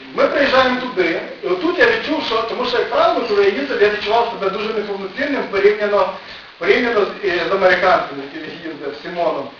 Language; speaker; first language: Ukrainian; native; Ukrainian